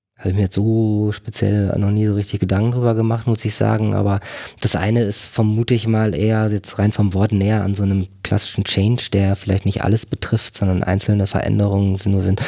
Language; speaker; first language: German; native; German